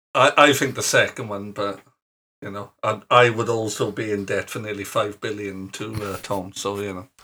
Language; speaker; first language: English; native; English